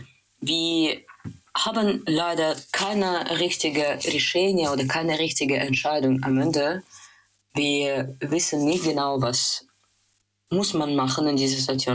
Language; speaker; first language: German; non-native, learner; Russian